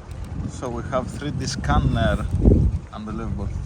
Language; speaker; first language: English; non-native, learner; Greek